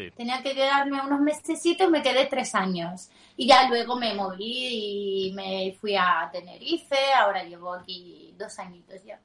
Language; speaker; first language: Spanish; non-native, fluent; Italian